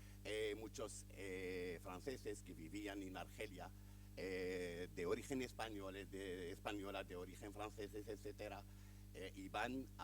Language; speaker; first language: Spanish; non-native, fluent; Arabic